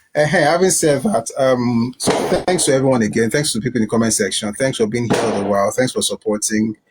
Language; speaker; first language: English; non-native, local second language; Yoruba